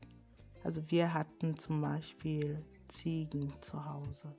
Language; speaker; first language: German; non-native, fluent; Akan